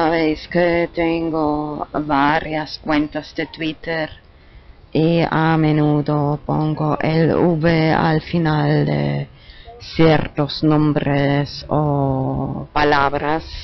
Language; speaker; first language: Spanish; non-native, fluent; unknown